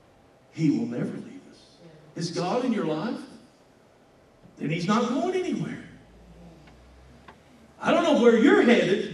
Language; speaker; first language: English; native; English